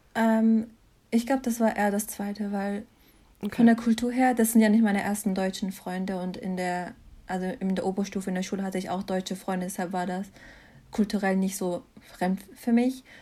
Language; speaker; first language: German; early bilingual, other home language; Turkish